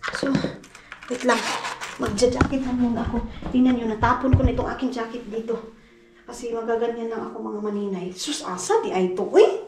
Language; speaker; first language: Filipino; non-native, local second language; Cebuano